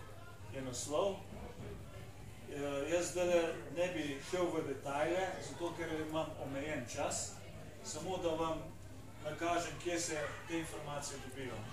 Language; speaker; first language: Slovenian; native; Slovenian